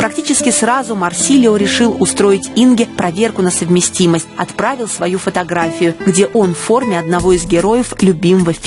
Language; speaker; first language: Russian; native; Russian